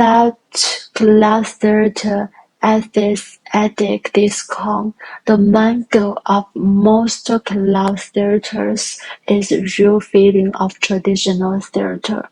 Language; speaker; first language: English; non-native, learner; Chinese